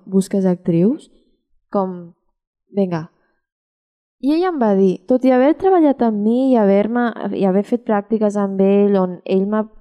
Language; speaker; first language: Catalan; early bilingual, other home language; Chinese